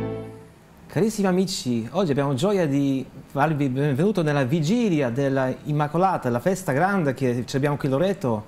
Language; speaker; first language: Italian; non-native, fluent; Polish